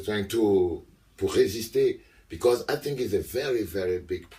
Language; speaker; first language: English; non-native, local second language; French